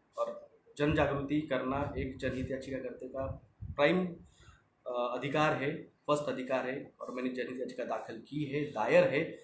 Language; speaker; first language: Hindi; non-native, local second language; Marathi